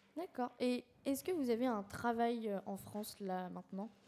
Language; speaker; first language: French; native; French